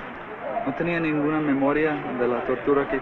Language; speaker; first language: Spanish; non-native, fluent; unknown